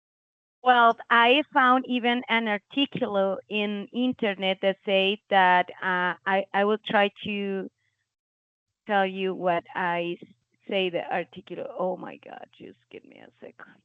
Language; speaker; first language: English; non-native, learner; Spanish